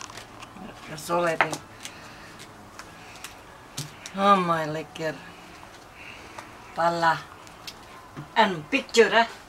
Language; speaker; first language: English; non-native, learner; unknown